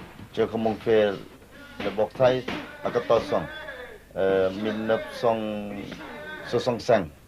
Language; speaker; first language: French; non-native, learner; Thai